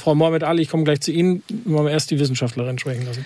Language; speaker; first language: German; native; German